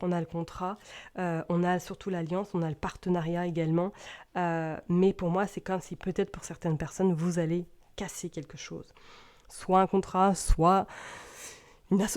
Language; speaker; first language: French; native; French